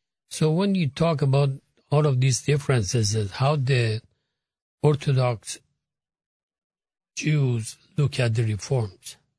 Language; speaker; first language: English; non-native, fluent; Persian